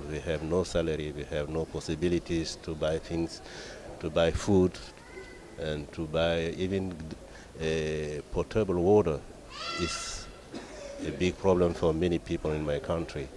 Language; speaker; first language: English; non-native, learner; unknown